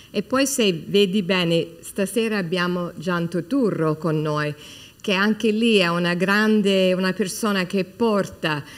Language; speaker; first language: Italian; non-native, fluent; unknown